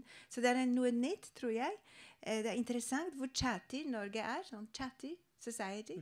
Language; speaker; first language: Norwegian; non-native, fluent; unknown